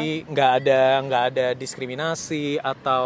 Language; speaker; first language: Indonesian; native; Indonesian